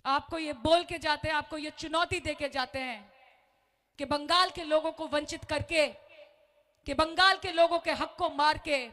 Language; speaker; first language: Hindi; non-native, local second language; Bangla